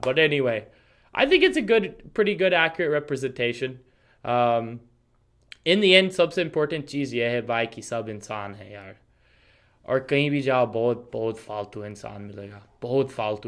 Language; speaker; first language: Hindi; non-native, fluent; English